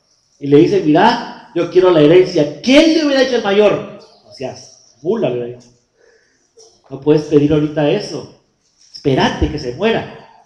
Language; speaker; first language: Spanish; native; Spanish